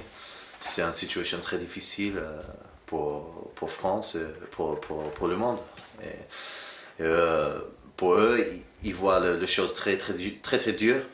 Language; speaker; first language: French; non-native, learner; English